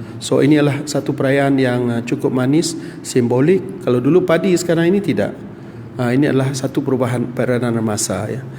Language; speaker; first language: Malay; non-native, local second language; Iban